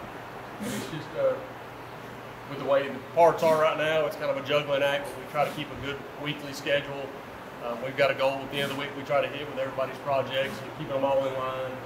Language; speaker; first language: English; native; English